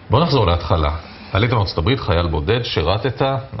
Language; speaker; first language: Hebrew; native; Hebrew